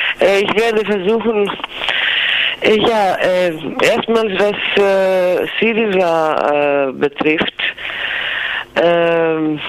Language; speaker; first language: German; non-native, fluent; Greek